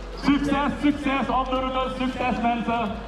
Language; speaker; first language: Dutch; native; Dutch